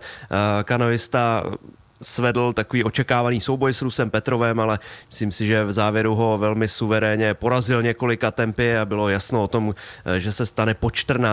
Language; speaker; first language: Czech; native; Czech